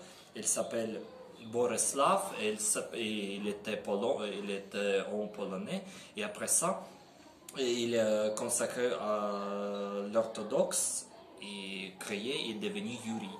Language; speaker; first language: French; non-native, learner; Ukrainian